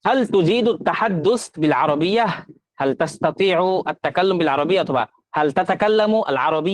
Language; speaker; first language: Arabic; non-native, fluent; Bangla